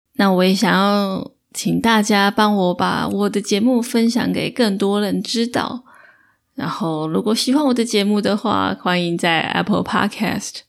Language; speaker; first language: Chinese; native; Chinese